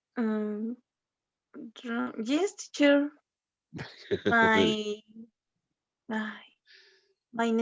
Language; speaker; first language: English; non-native, learner; Spanish